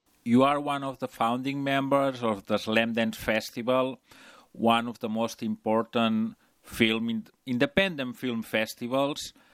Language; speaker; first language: English; non-native, fluent; Spanish